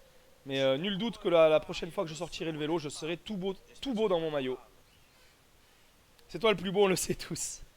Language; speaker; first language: French; native; French